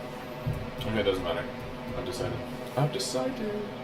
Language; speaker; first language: English; native; English